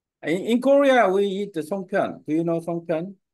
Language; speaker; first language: English; non-native, learner; Korean